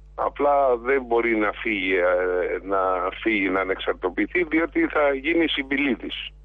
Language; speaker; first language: Greek; native; Greek